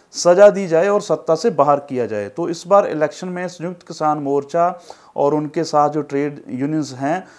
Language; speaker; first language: Hindi; non-native, local second language; Punjabi